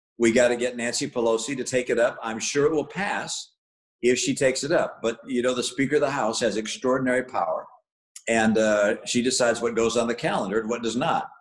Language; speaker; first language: English; native; English